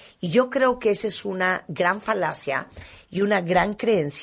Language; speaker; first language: Spanish; native; Spanish